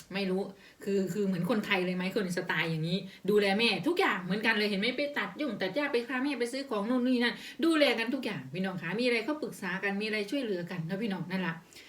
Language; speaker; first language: Thai; native; Thai